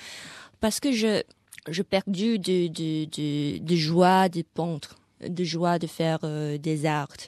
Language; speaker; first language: French; non-native, learner; Indonesian